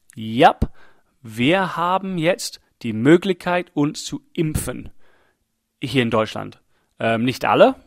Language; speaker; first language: German; non-native, fluent; English